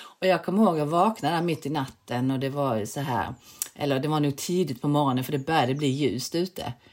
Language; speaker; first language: Swedish; early bilingual, other home language; Korean